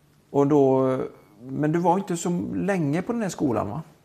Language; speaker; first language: Swedish; native; Swedish